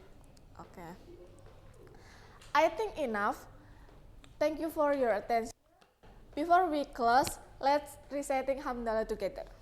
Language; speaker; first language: English; non-native, learner; Indonesian